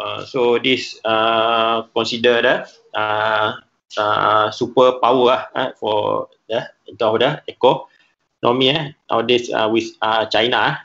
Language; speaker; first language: English; non-native, local second language; Malay